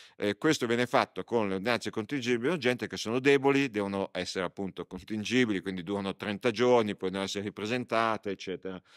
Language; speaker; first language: Italian; native; Italian